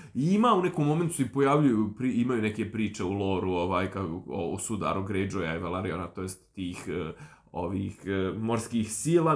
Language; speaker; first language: Serbian; native; Serbian